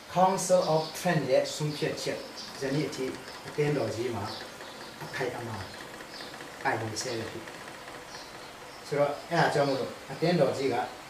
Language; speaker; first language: Burmese; non-native, local second language; Tedim Chin